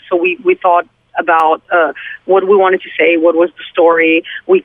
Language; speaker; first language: English; non-native, fluent; Italian